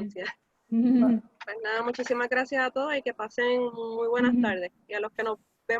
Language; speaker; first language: Spanish; native; Spanish